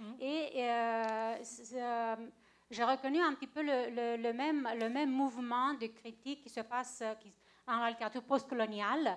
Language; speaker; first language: French; non-native, fluent; Romanian